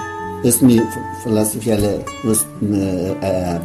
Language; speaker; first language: Spanish; non-native, learner; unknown